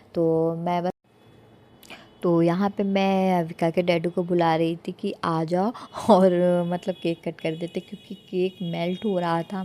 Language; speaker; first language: Hindi; native; Hindi